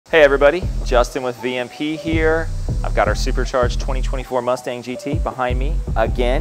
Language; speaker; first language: English; native; English